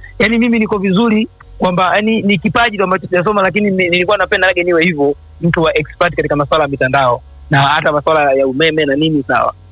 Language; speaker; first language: Swahili; native; Swahili